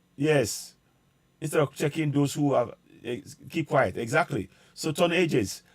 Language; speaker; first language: English; non-native, local second language; Yoruba